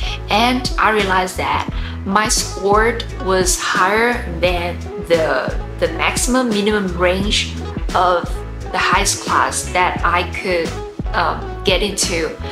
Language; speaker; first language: English; non-native, fluent; Vietnamese